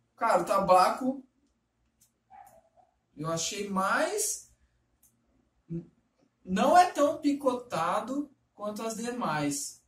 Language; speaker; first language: Portuguese; native; Portuguese